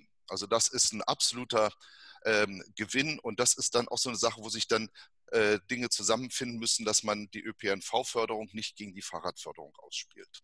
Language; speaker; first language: German; native; German